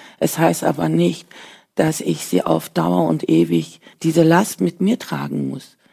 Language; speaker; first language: German; early bilingual, other home language; Turkish